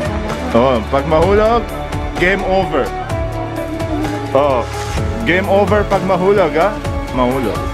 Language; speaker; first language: Filipino; non-native, learner; Arabic